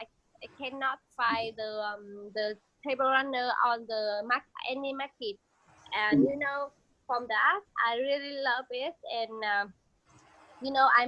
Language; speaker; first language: English; non-native, learner; Vietnamese